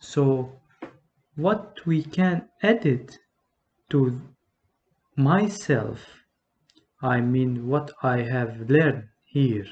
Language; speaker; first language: English; non-native, learner; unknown